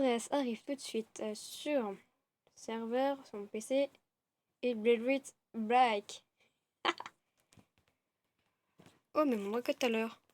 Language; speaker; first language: French; native; French